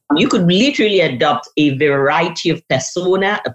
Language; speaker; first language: English; non-native, local second language; Yoruba